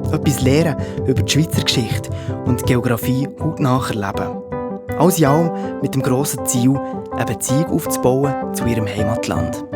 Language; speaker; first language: German; native; German